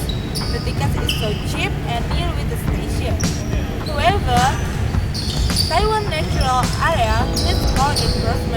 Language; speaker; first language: English; non-native, learner; Indonesian